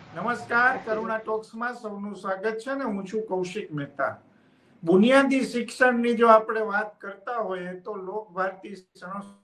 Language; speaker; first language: Gujarati; native; Gujarati